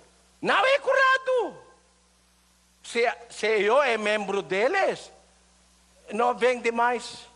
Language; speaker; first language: Portuguese; non-native, learner; Filipino